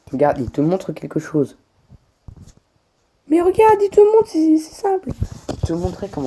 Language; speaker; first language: French; native; French